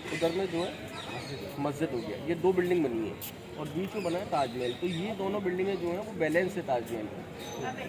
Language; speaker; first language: Hindi; native; Hindi